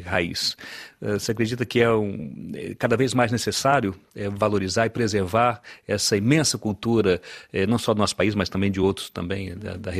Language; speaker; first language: Portuguese; native; Portuguese